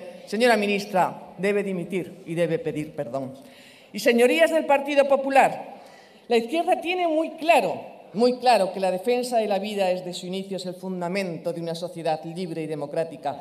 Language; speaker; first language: Spanish; native; Spanish